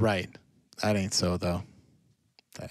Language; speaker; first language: English; native; English